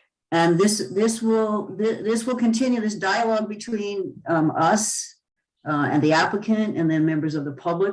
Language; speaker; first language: English; native; English